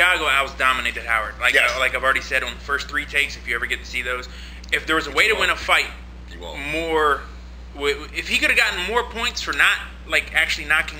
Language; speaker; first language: English; native; English